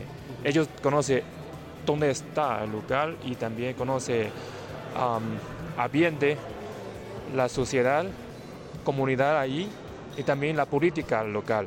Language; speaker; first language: Spanish; non-native, learner; Chinese